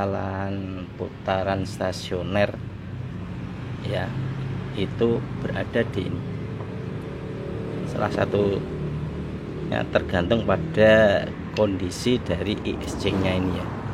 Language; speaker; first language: Indonesian; native; Indonesian